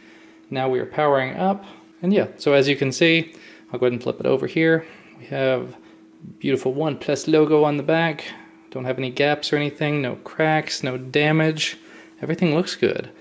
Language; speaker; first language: English; native; English